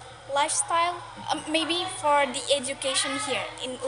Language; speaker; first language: English; non-native, local second language; Indonesian